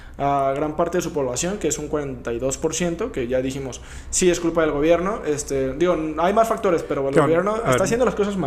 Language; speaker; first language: Spanish; native; Spanish